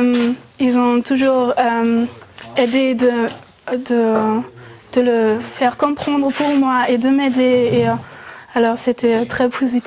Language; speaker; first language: French; non-native, learner; German